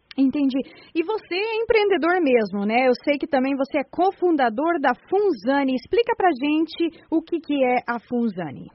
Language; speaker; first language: Portuguese; native; Portuguese